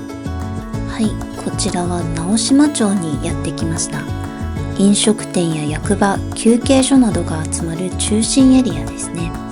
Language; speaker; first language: Japanese; native; Japanese